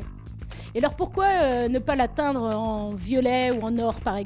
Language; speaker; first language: French; native; French